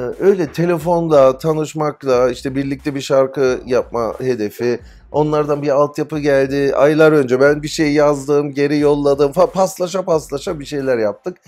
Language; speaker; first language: Turkish; early bilingual, heritage; Turkish